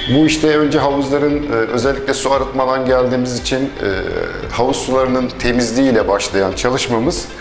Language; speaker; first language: Turkish; native; Turkish